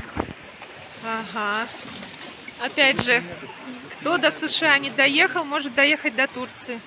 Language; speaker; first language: Russian; native; Russian